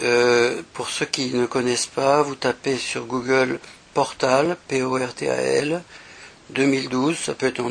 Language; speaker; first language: French; native; French